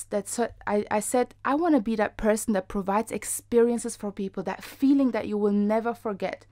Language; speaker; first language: English; non-native, fluent; German